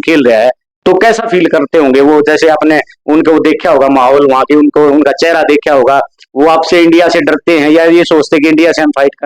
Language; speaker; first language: Hindi; native; Hindi